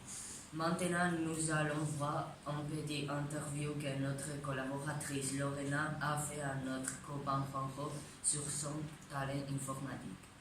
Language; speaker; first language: French; non-native, learner; Spanish